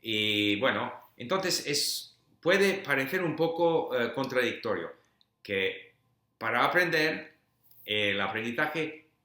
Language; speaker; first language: Spanish; non-native, fluent; English